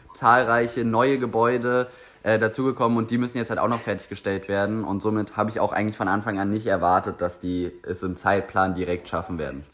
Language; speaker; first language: German; native; German